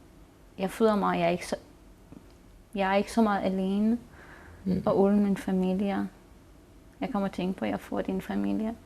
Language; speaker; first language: Danish; non-native, learner; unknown